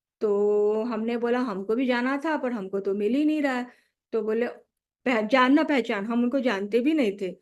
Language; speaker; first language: Hindi; non-native, local second language; Marathi